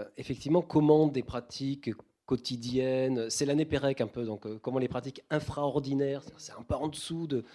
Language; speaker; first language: French; native; French